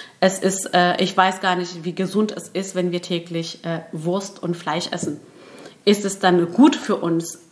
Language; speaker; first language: German; early bilingual, other home language; Persian